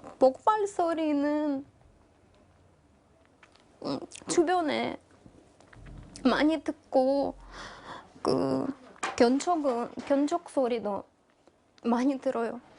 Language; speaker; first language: Korean; non-native, learner; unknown